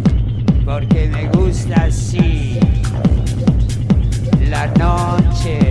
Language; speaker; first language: Spanish; non-native, learner; Italian